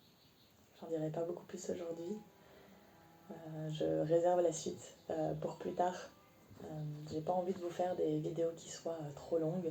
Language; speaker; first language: French; native; French